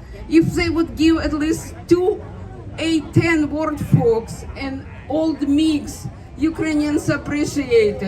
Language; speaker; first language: English; non-native, learner; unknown